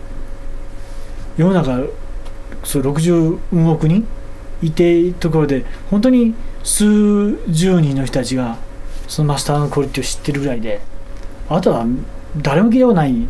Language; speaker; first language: Japanese; native; Japanese